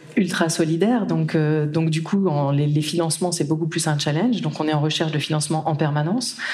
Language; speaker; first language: French; native; French